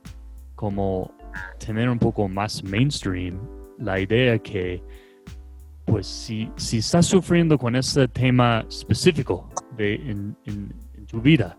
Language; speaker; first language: Spanish; non-native, fluent; English